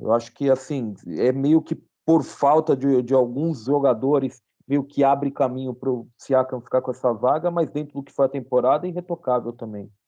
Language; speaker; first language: Portuguese; native; Portuguese